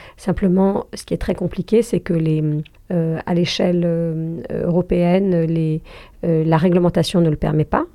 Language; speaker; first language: French; non-native, local second language; Arabic